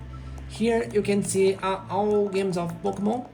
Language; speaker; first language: English; non-native, learner; Portuguese